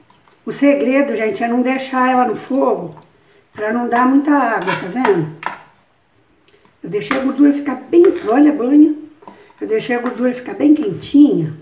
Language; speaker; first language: Portuguese; native; Portuguese